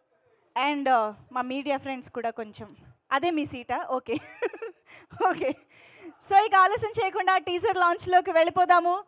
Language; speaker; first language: Telugu; native; Telugu